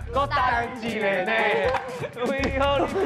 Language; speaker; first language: Chinese; native; Chinese